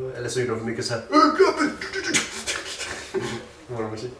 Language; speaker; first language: Swedish; native; Swedish